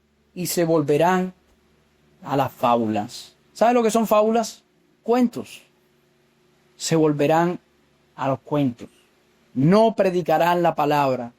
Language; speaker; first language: Spanish; native; Spanish